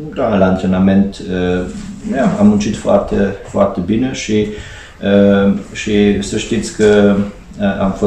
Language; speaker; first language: Romanian; non-native, fluent; Hungarian